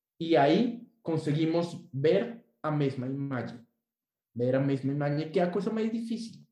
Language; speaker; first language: Portuguese; non-native, learner; Spanish